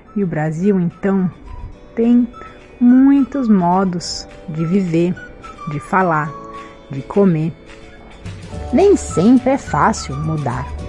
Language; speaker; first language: Portuguese; native; Portuguese